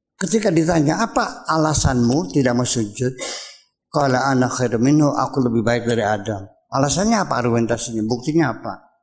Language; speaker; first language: Indonesian; native; Indonesian